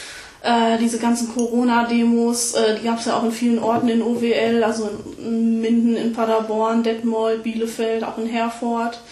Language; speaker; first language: German; native; German